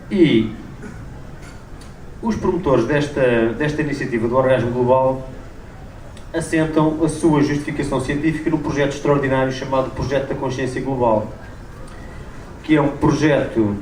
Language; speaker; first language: Portuguese; native; Portuguese